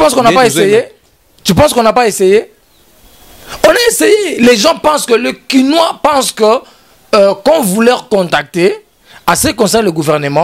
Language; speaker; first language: French; non-native, local second language; Lingala